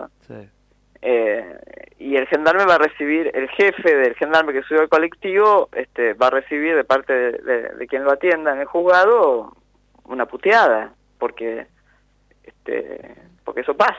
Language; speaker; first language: Spanish; native; Spanish